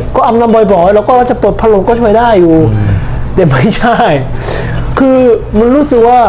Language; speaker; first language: Thai; non-native, fluent; Korean